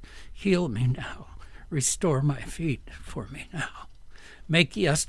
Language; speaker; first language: English; native; English